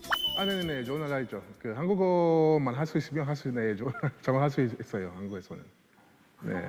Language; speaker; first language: Korean; non-native, fluent; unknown